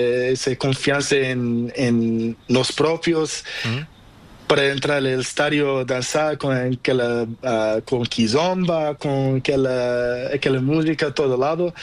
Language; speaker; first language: Spanish; non-native, learner; Portuguese